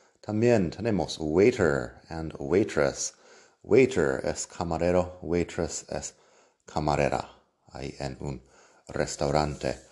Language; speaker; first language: Spanish; non-native, fluent; English